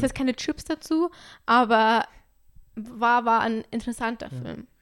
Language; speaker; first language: German; native; German